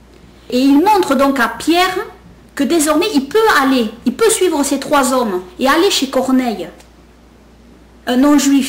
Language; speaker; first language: French; native; French